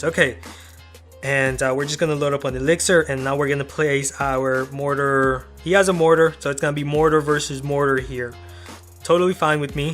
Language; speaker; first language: English; native; English